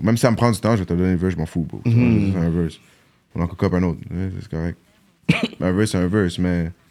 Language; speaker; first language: French; native; French